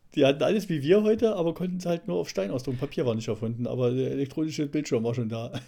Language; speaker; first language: German; native; German